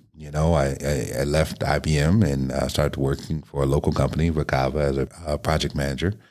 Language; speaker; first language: English; native; English